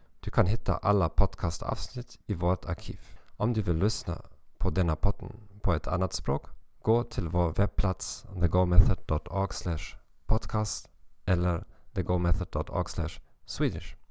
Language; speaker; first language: Swedish; non-native, learner; German